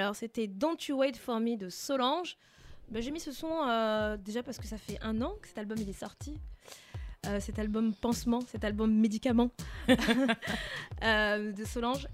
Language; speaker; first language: French; native; French